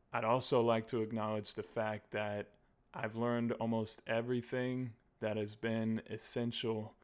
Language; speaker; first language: English; native; English